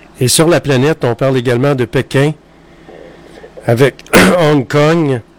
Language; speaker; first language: French; native; French